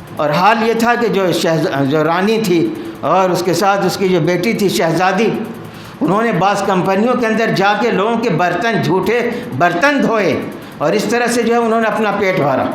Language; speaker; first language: Urdu; native; Urdu